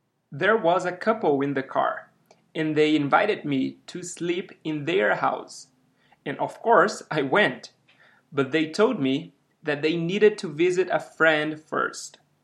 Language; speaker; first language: English; non-native, fluent; Portuguese